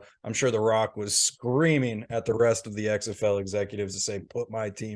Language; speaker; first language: English; native; English